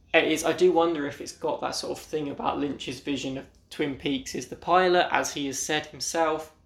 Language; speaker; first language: English; native; English